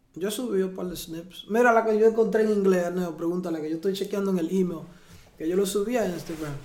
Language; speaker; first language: Spanish; early bilingual, heritage; Spanish